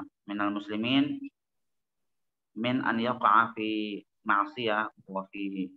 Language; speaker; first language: Arabic; non-native, fluent; Indonesian